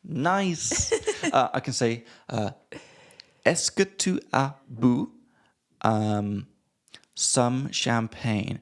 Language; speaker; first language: French; non-native, learner; English